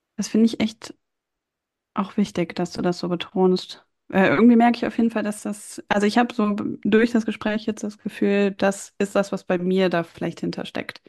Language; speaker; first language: German; native; German